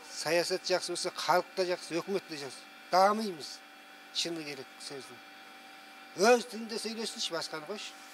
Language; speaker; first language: Kazakh; early bilingual, heritage; Kazakh